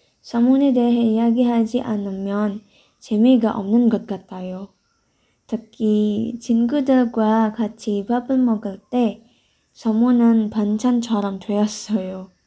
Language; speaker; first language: Korean; non-native, learner; Indonesian